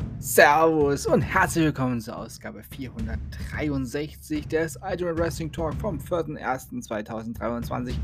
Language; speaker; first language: German; native; German